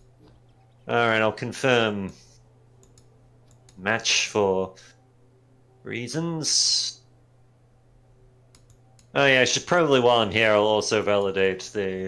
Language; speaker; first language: English; native; English